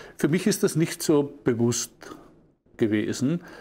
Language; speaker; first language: German; native; German